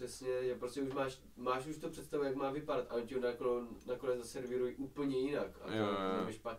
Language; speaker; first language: Czech; native; Czech